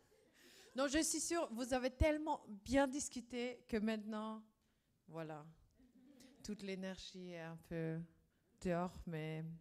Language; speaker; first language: French; non-native, fluent; German